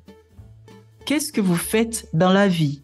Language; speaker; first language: French; non-native, fluent; Portuguese